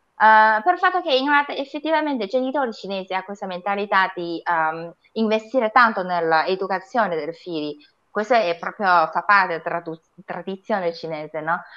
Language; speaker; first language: Italian; non-native, fluent; Chinese